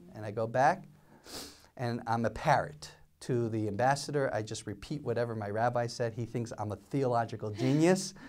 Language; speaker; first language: English; native; English